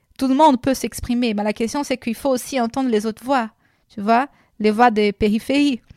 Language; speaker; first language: French; non-native, fluent; Portuguese